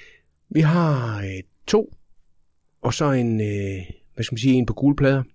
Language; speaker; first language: Danish; native; Danish